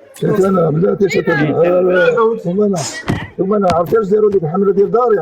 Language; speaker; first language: Arabic; native; Arabic